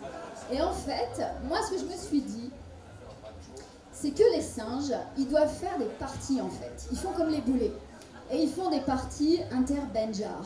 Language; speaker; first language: French; native; French